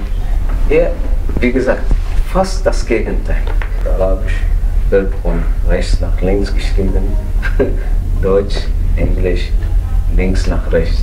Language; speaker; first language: German; non-native, fluent; Arabic